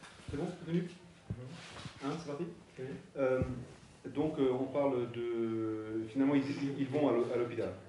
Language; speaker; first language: French; native; French